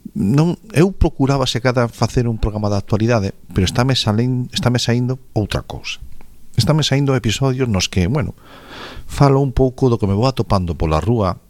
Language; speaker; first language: Galician; non-native, local second language; Spanish